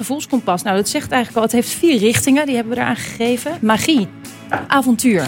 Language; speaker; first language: Dutch; native; Dutch